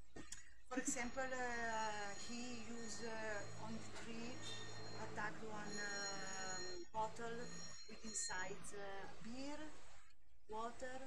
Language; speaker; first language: English; non-native, learner; Italian